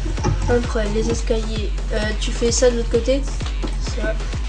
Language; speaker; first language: French; native; French